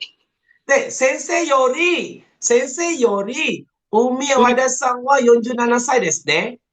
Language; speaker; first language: Japanese; non-native, fluent; Malay